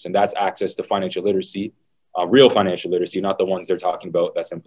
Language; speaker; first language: English; native; English